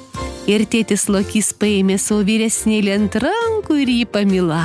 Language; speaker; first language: Lithuanian; native; Lithuanian